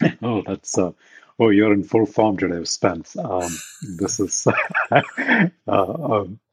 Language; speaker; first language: English; non-native, local second language; Tamil